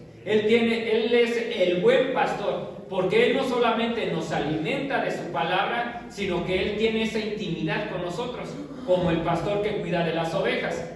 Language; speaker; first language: Spanish; native; Spanish